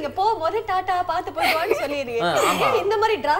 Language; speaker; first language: Tamil; native; Tamil